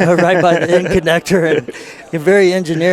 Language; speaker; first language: English; native; English